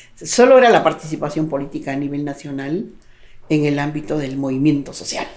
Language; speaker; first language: Spanish; native; Spanish